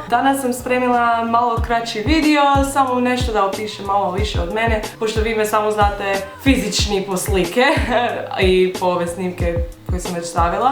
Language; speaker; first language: Bosnian; early bilingual, heritage; Croatian